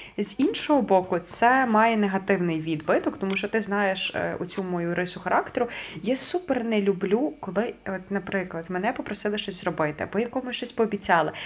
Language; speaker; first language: Ukrainian; native; Ukrainian